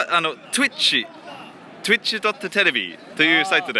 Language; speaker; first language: Japanese; non-native, learner; English